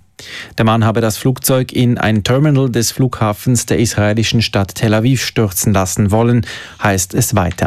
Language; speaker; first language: German; native; German